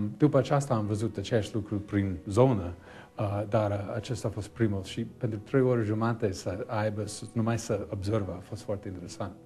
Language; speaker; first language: Romanian; non-native, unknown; English